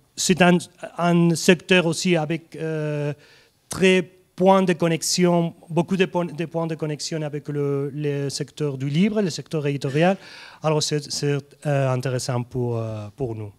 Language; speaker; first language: French; non-native, fluent; Spanish